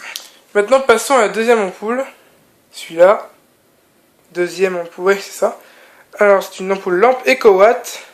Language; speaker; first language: French; native; French